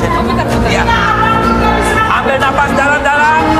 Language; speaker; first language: Indonesian; native; Indonesian